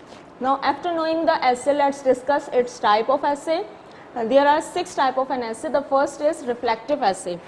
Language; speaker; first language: English; non-native, local second language; Urdu